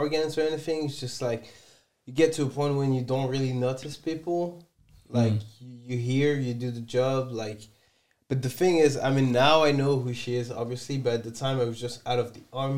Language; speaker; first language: English; non-native, fluent; French